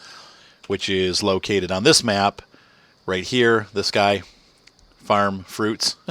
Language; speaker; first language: English; native; English